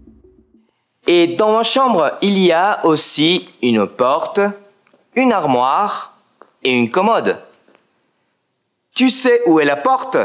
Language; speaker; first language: French; non-native, fluent; Spanish